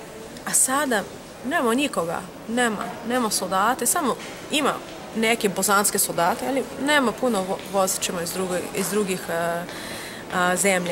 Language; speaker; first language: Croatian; non-native, learner; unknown